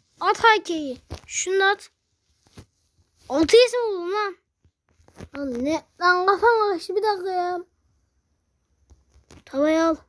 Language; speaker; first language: Turkish; native; Turkish